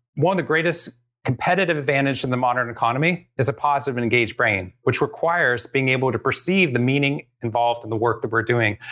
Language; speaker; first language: English; native; English